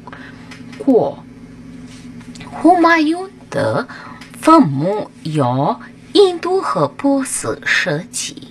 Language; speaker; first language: Chinese; non-native, learner; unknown